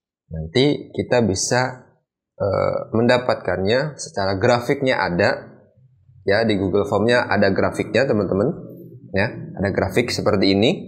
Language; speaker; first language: Indonesian; native; Indonesian